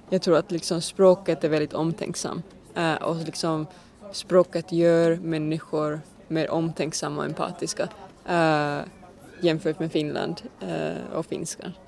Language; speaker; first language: Swedish; non-native, local second language; Finnish